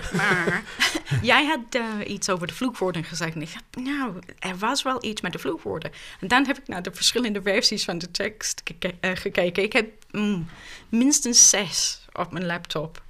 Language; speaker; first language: Dutch; non-native, fluent; English